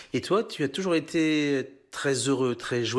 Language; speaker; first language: French; native; French